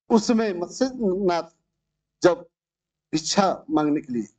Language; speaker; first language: Hindi; non-native, local second language; Bhojpuri